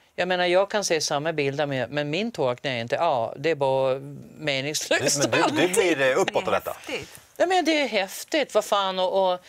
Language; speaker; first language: Swedish; native; Swedish